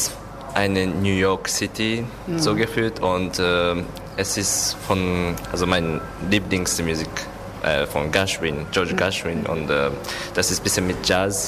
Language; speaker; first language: German; non-native, learner; Japanese